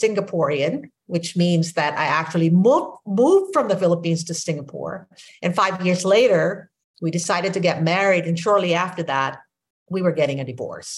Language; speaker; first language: English; non-native, local second language; Filipino